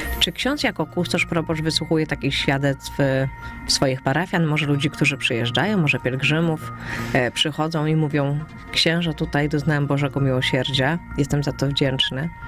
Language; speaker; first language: Polish; native; Polish